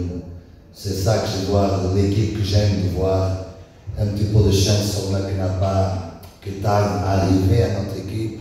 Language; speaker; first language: French; non-native, learner; Portuguese